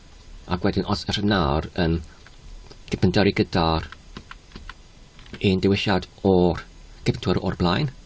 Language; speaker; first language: Welsh; non-native, learner; English